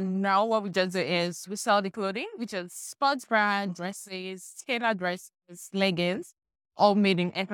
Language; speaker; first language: English; non-native, local second language; Yoruba